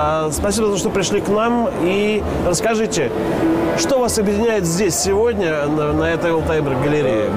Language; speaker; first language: Russian; native; Russian